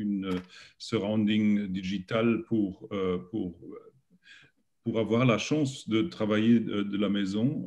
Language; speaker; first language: French; non-native, learner; German